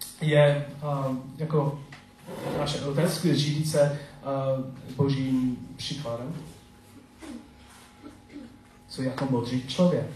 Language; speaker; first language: Czech; non-native, learner; English